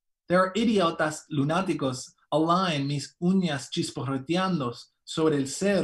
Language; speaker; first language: Spanish; early bilingual, heritage; Spanish